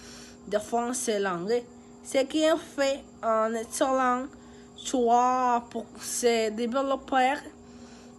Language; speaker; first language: French; non-native, learner; Spanish